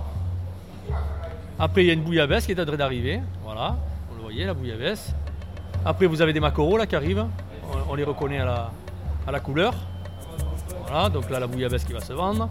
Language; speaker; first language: French; native; French